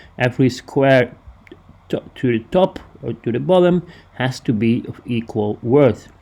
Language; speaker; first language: English; non-native, fluent; Dutch